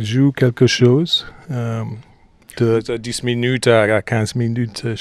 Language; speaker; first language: French; non-native, fluent; English